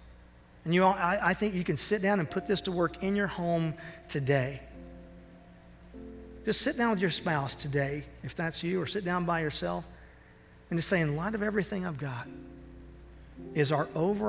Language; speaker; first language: English; native; English